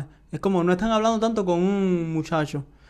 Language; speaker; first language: Spanish; native; Spanish